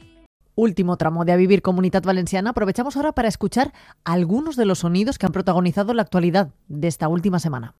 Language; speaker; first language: Spanish; native; Spanish